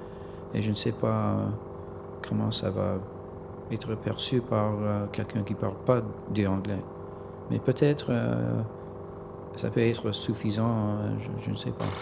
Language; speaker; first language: French; non-native, fluent; English